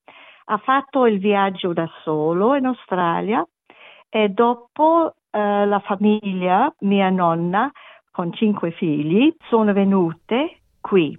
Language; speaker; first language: Italian; non-native, learner; German